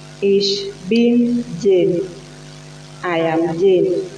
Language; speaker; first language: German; non-native, learner; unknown